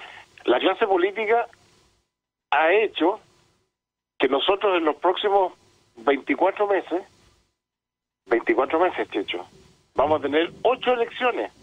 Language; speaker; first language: Spanish; native; Spanish